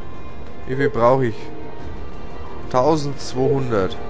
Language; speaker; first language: German; native; German